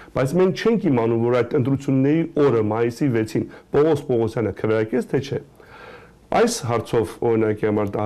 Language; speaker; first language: Armenian; early bilingual, heritage; Armenian